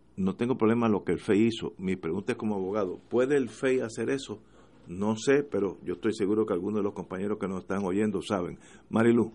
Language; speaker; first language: Spanish; native; Spanish